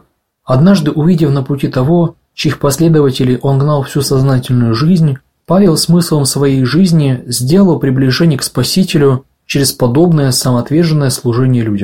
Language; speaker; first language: Russian; native; Russian